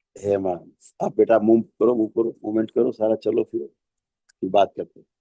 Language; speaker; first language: Hindi; native; Hindi